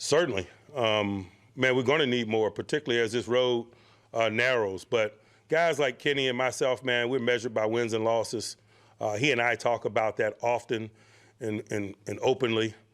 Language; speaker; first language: English; native; English